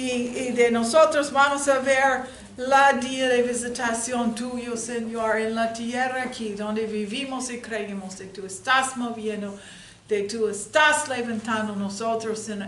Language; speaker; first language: Spanish; non-native, learner; English